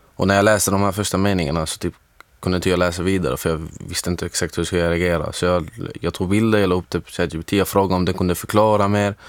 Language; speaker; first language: Swedish; non-native, fluent; Arabic